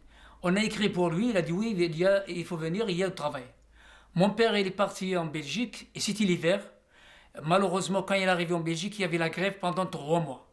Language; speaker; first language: French; non-native, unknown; Riffian